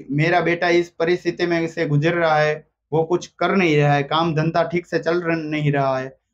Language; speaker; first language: Hindi; non-native, local second language; Gujarati